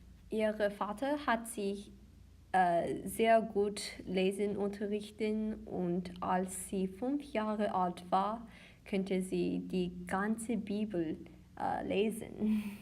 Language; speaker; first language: German; non-native, learner; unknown